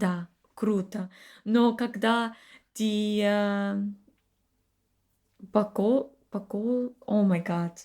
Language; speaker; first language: Russian; non-native, learner; English